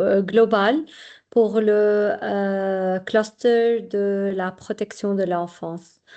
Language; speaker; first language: French; non-native, fluent; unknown